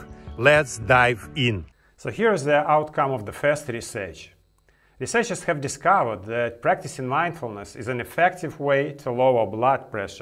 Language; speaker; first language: English; non-native, fluent; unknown